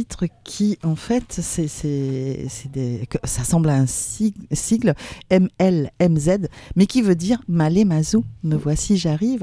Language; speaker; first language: French; native; French